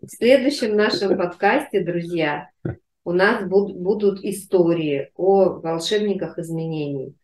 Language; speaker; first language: Russian; native; Russian